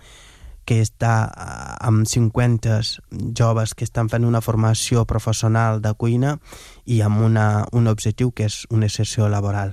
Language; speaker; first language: Catalan; non-native, fluent; Wolof